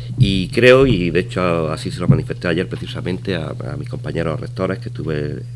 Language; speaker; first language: Spanish; native; Spanish